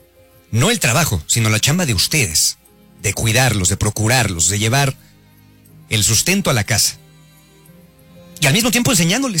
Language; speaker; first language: Spanish; native; Spanish